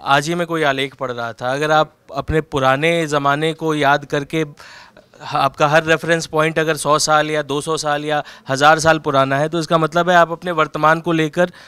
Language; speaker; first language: Hindi; native; Hindi